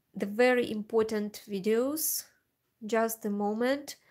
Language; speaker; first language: English; non-native, learner; Russian